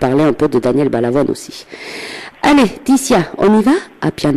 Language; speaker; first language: French; native; French